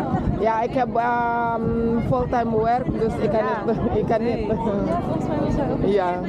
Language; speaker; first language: Dutch; non-native, learner; Filipino